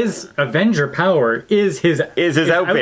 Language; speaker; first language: English; native; English